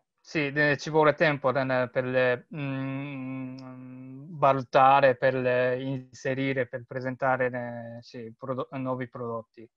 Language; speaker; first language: Italian; non-native, learner; Japanese